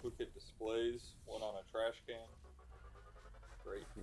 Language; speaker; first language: English; native; English